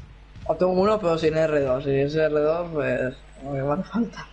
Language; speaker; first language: Spanish; native; Spanish